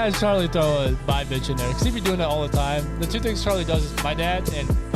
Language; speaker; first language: English; native; English